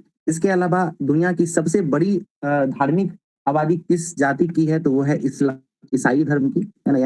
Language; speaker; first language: Hindi; native; Hindi